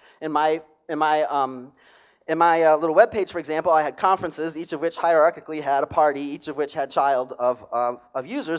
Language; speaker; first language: English; native; English